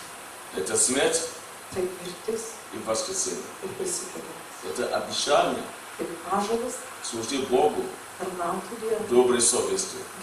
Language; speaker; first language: Russian; non-native, learner; English